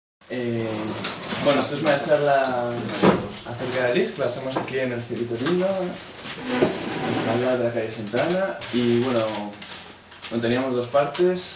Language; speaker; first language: Spanish; native; Spanish